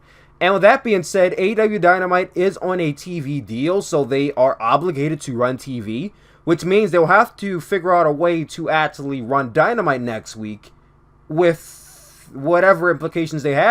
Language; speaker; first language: English; native; English